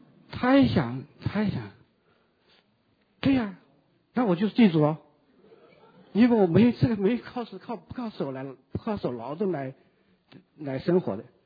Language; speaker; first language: Chinese; native; Chinese